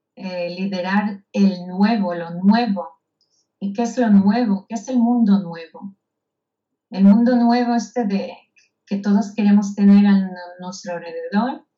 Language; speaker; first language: Spanish; non-native, fluent; Hebrew